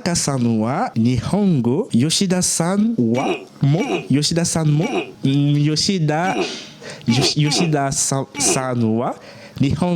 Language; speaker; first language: Japanese; non-native, learner; French